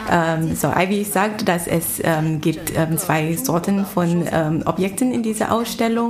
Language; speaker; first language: German; non-native, fluent; Chinese